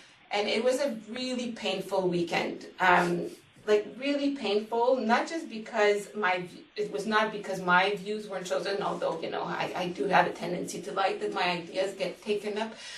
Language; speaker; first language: English; non-native, fluent; French